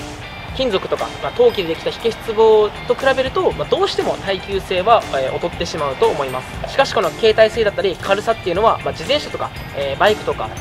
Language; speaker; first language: Japanese; native; Japanese